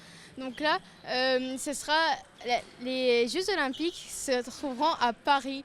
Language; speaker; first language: French; native; French